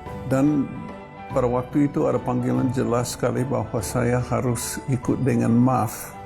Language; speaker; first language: Indonesian; non-native, fluent; English